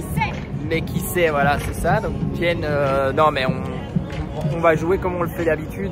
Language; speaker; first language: French; native; French